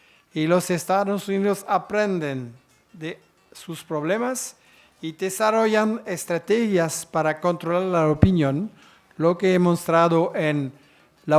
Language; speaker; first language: Spanish; non-native, fluent; French